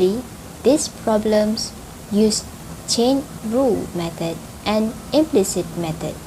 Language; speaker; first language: English; non-native, local second language; Malay